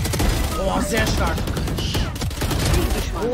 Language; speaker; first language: German; native; German